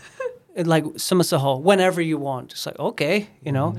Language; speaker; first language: English; native; English